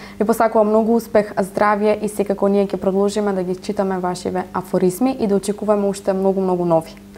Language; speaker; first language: Macedonian; native; Macedonian